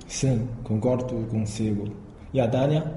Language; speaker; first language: Portuguese; non-native, fluent; Chinese